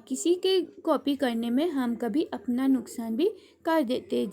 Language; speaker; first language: Hindi; non-native, local second language; Gujarati